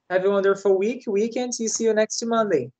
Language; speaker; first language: English; non-native, learner; Portuguese